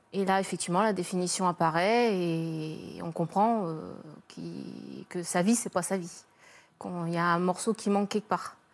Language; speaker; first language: French; native; French